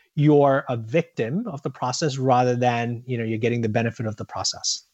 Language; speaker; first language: English; non-native, local second language; Tamil